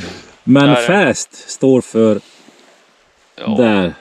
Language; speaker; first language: Swedish; native; Swedish